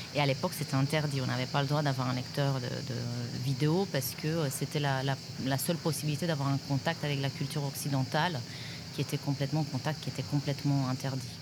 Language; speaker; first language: French; non-native, fluent; Romanian